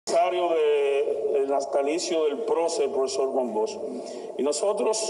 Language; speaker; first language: Spanish; native; Spanish